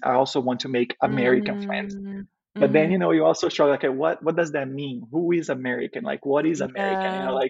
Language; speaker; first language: English; non-native, fluent; Portuguese